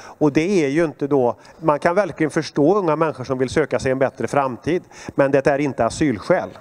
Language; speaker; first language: Swedish; native; Swedish